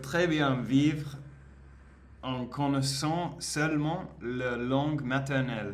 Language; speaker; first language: French; non-native, learner; Spanish